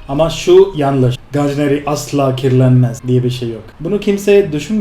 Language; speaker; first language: Turkish; non-native, fluent; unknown